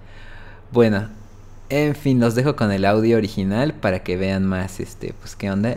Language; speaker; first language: Spanish; native; Spanish